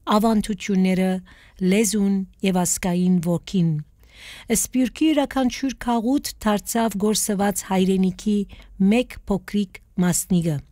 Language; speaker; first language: Armenian; native; Armenian